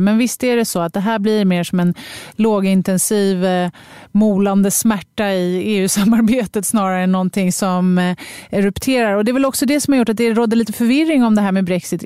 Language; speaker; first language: Swedish; native; Swedish